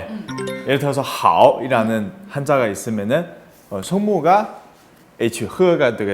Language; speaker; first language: Korean; non-native, fluent; Chinese